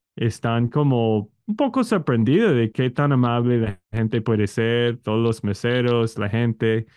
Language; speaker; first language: Spanish; non-native, fluent; English